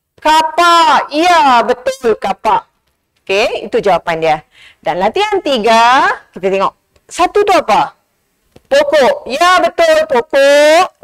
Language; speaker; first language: Malay; native; Malay